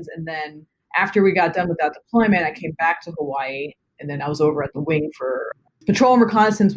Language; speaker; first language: English; native; English